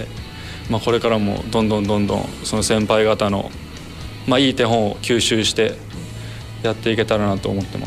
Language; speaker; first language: Japanese; native; Japanese